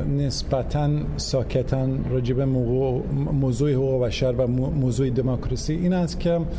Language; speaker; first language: Persian; early bilingual, heritage; English